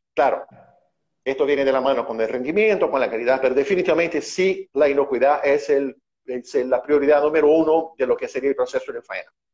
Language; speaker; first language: Spanish; non-native, fluent; Portuguese